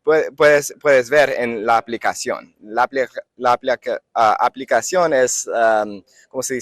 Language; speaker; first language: Spanish; non-native, learner; English